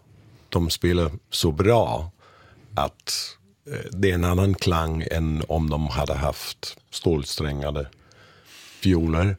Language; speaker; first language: Swedish; non-native, fluent; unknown